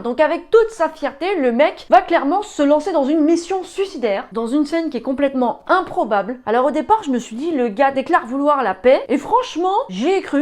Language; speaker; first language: French; native; French